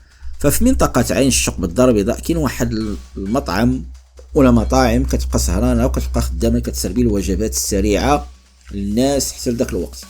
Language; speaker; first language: Arabic; native; Arabic